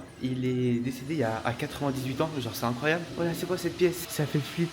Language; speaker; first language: French; native; French